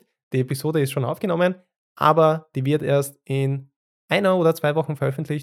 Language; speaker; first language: German; native; German